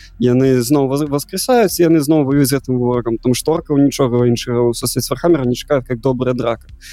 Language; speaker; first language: Belarusian; non-native, local second language; Russian